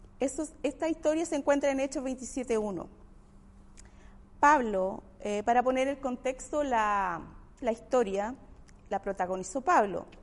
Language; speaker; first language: Spanish; native; Spanish